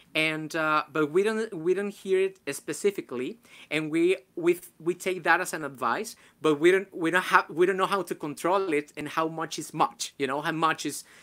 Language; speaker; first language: English; non-native, fluent; Spanish